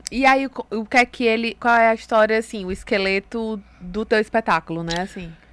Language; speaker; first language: Portuguese; native; Portuguese